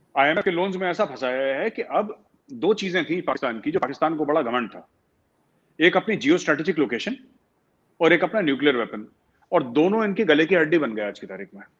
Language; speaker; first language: Hindi; native; Hindi